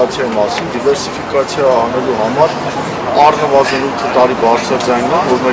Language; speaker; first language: Armenian; native; Armenian